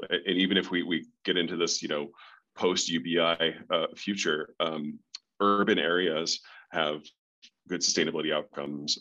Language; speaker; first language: English; native; English